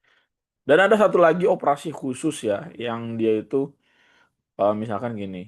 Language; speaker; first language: Indonesian; native; Indonesian